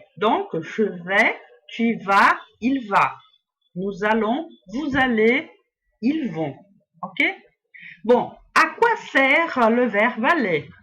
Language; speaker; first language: French; non-native, fluent; Portuguese